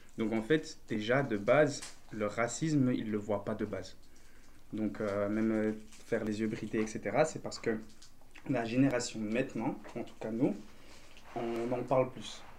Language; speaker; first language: French; native; French